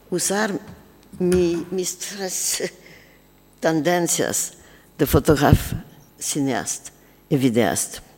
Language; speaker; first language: Spanish; non-native, learner; French